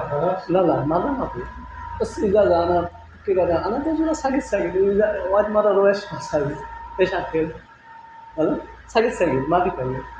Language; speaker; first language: Arabic; non-native, learner; Bangla